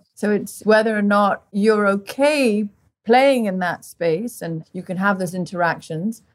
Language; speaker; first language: English; early bilingual, other home language; Portuguese